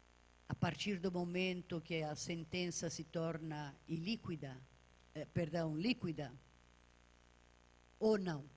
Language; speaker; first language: Portuguese; native; Portuguese